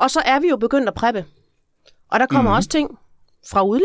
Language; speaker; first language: Danish; native; Danish